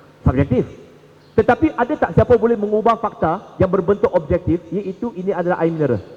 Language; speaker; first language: Malay; non-native, local second language; Chinese